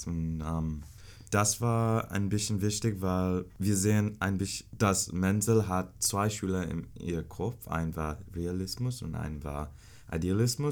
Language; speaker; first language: German; non-native, learner; English